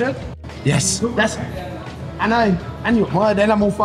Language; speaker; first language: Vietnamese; non-native, fluent; English